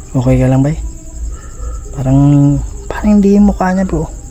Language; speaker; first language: Filipino; non-native, local second language; Cebuano